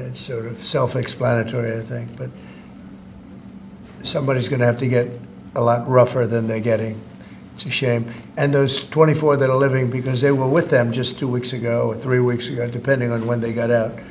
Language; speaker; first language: English; native; English